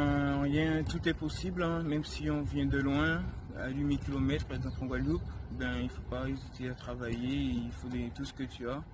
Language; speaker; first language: French; native; French